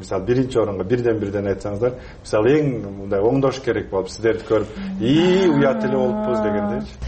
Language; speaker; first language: Kyrgyz; native; Kyrgyz